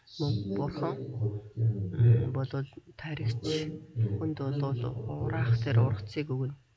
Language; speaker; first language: Mongolian; native; Mongolian